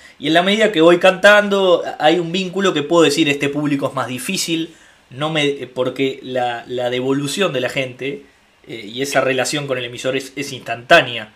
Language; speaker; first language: Spanish; native; Spanish